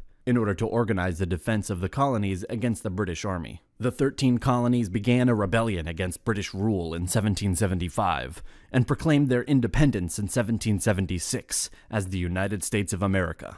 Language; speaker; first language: English; non-native, fluent; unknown